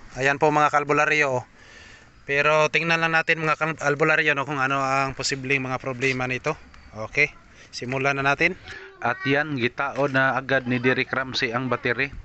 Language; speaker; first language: Filipino; non-native, local second language; Cebuano